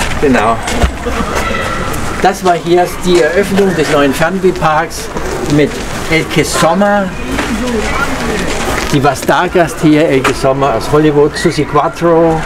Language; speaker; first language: German; native; German